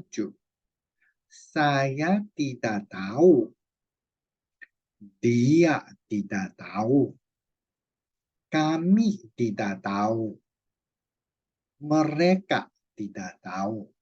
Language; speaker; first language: Indonesian; non-native, fluent; Chinese